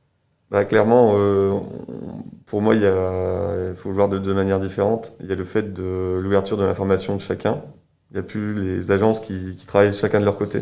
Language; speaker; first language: French; native; French